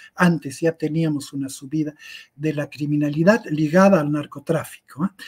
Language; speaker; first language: Spanish; native; Spanish